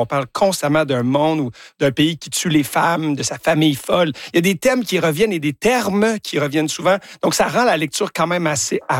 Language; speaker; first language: French; native; French